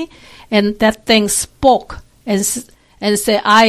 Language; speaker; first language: English; non-native, fluent; Korean